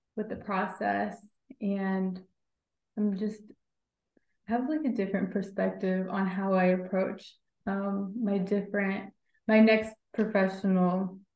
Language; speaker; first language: English; native; English